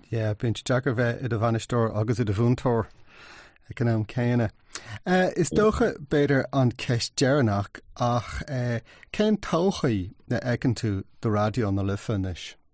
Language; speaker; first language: Irish; non-native, local second language; English